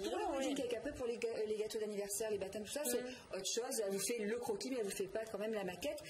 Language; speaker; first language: French; native; French